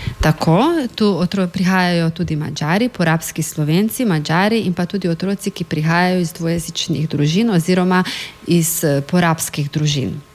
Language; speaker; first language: Slovenian; native; Slovenian